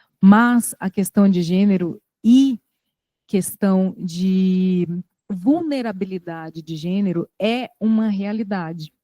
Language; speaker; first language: Portuguese; native; Portuguese